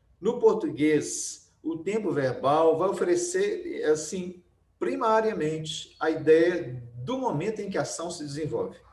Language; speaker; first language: Portuguese; native; Portuguese